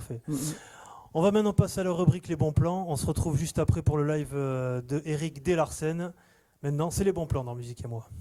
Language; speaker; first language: French; native; French